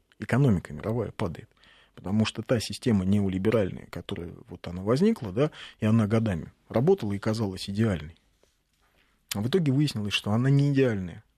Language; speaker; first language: Russian; native; Russian